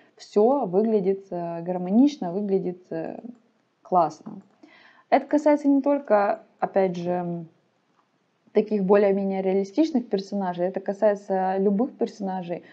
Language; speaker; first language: Russian; non-native, local second language; Ukrainian